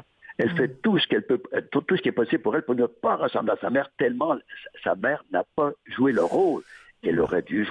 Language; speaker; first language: French; native; French